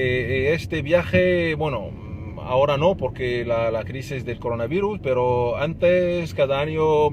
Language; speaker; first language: Spanish; non-native, fluent; Arabic